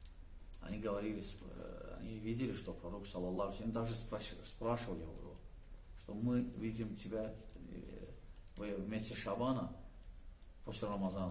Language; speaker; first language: Russian; non-native, learner; Azerbaijani